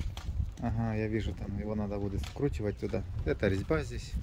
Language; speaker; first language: Russian; native; Russian